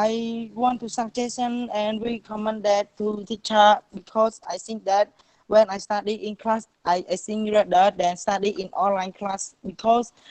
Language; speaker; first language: English; non-native, learner; Khmer